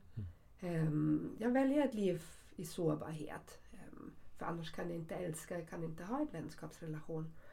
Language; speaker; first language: Swedish; early bilingual, other home language; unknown